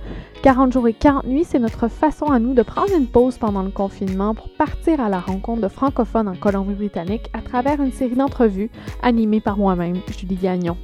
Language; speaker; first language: French; native; French